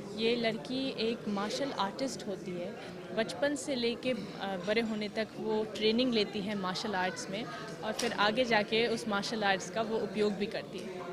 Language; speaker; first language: Hindi; early bilingual, heritage; Hindi